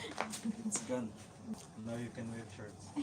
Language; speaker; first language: English; non-native, local second language; Filipino